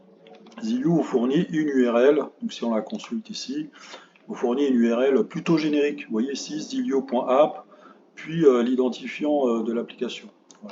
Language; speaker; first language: French; native; French